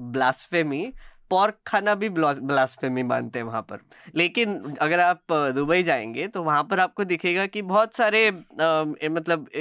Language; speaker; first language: Hindi; native; Hindi